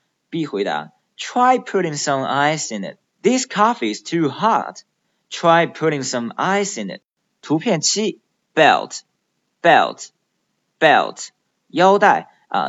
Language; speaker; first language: English; non-native, fluent; Chinese